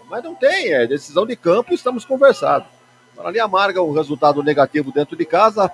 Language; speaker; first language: Portuguese; native; Portuguese